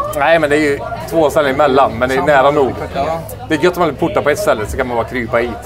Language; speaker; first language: Swedish; native; Swedish